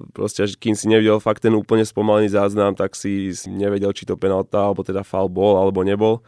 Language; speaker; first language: Slovak; native; Slovak